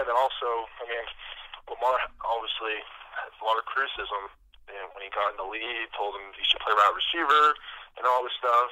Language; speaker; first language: English; native; English